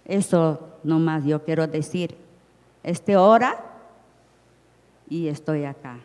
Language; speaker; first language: Spanish; non-native, local second language; Shipibo-Conibo